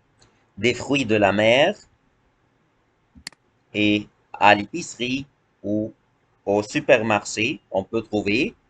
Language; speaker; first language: French; non-native, fluent; Arabic